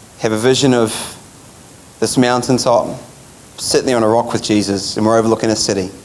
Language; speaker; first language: English; native; English